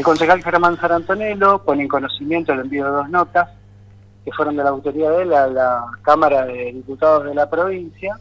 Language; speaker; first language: Spanish; native; Spanish